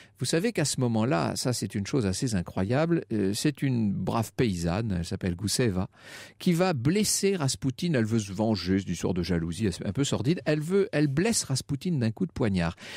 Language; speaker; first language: French; native; French